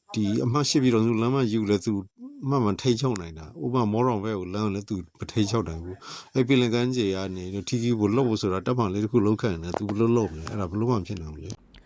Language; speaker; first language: Burmese; native; Burmese